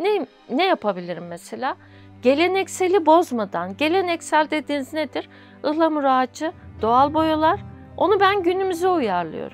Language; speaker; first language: Turkish; native; Turkish